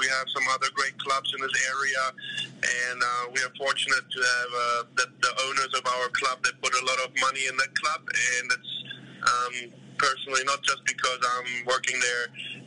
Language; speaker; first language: English; non-native, fluent; German